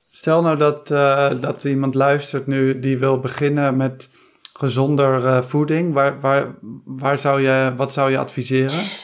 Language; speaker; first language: Dutch; native; Dutch